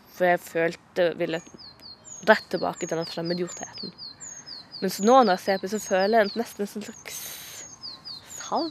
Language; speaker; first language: Norwegian; native; Norwegian